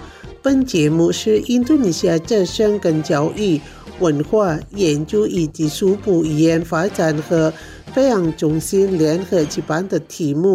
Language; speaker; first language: Chinese; non-native, fluent; Indonesian